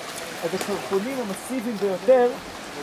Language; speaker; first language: Hebrew; native; Hebrew